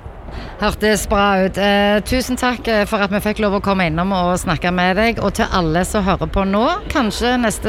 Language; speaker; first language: Norwegian; native; Norwegian